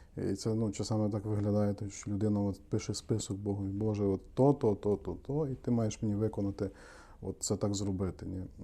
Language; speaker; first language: Ukrainian; native; Ukrainian